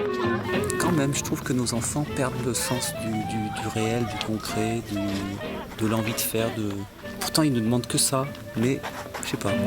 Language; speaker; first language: French; native; French